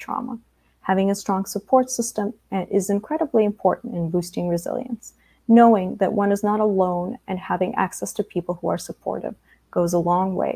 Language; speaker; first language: English; early bilingual, other home language; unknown